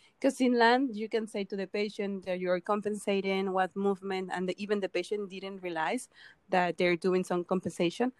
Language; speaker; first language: English; non-native, fluent; Spanish